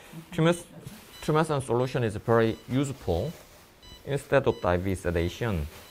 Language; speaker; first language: English; non-native, fluent; Korean